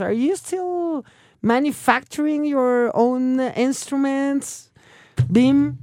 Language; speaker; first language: English; non-native, fluent; Spanish